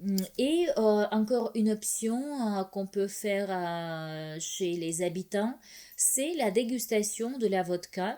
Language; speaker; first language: French; non-native, fluent; Russian